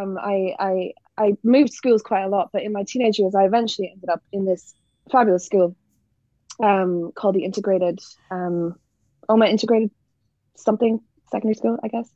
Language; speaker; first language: English; native; English